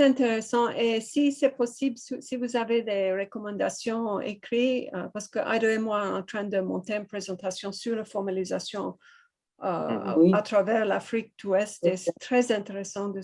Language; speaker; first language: French; non-native, fluent; English